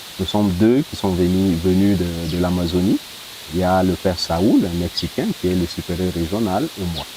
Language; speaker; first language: French; non-native, local second language; Swahili